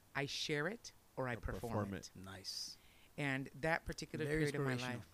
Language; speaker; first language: English; early bilingual, other home language; Spanish